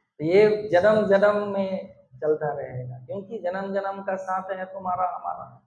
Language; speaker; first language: Hindi; non-native, local second language; Bangla